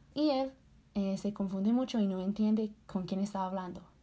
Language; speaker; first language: Spanish; non-native, fluent; English